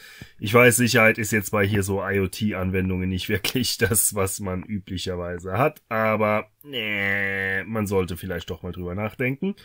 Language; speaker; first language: German; native; German